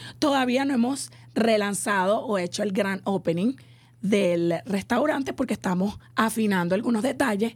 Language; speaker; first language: Spanish; native; Spanish